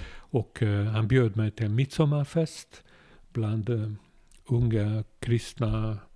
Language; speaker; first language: Swedish; non-native, fluent; Hungarian